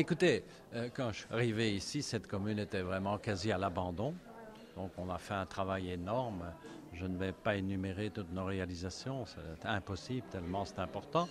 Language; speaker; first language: French; native; French